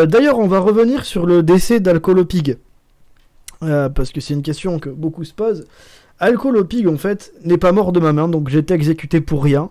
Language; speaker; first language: French; native; French